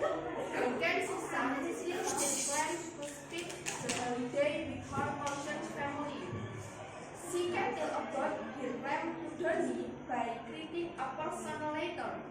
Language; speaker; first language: English; non-native, learner; Indonesian